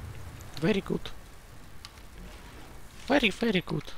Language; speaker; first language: English; non-native, learner; Russian